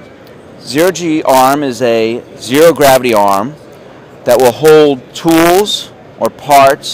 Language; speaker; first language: English; native; English